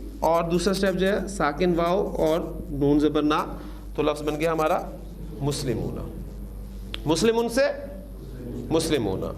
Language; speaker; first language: Urdu; native; Urdu